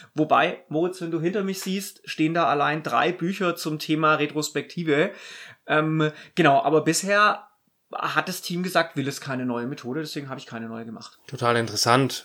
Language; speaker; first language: German; native; German